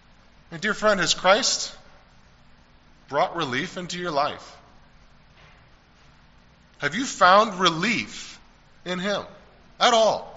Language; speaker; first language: English; native; English